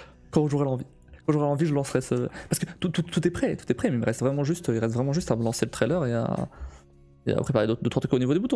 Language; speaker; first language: French; native; French